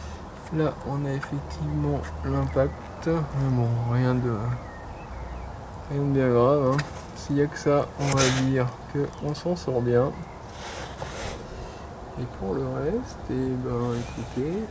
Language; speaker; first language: French; native; French